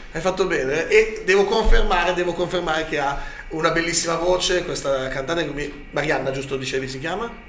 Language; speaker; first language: Italian; native; Italian